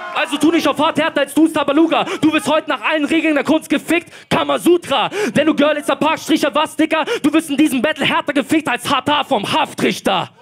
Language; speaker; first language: German; early bilingual, other home language; Polish